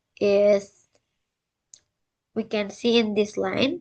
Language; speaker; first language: English; non-native, learner; Indonesian